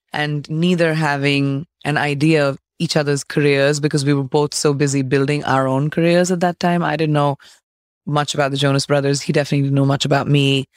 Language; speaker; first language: English; non-native, local second language; Hindi